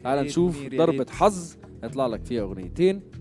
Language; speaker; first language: Arabic; native; Arabic